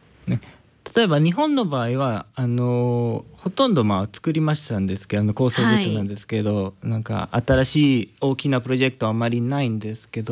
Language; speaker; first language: Japanese; non-native, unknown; Spanish